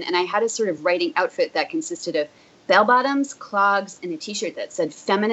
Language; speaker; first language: English; native; English